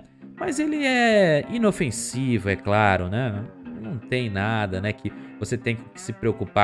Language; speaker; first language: Portuguese; native; Portuguese